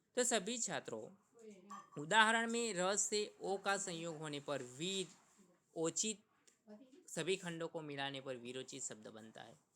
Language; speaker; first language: Hindi; non-native, local second language; Gujarati